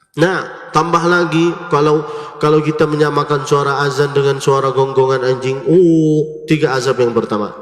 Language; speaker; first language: Malay; non-native, fluent; Arabic